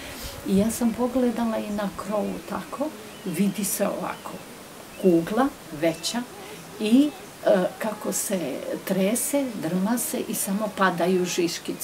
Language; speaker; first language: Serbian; non-native, local second language; Romanian